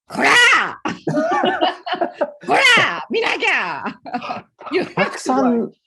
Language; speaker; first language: Japanese; native; Japanese